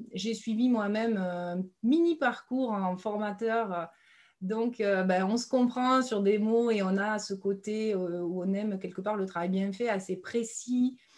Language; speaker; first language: French; native; French